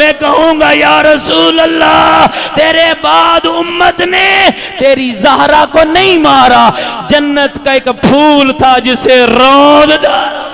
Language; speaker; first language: Urdu; native; Urdu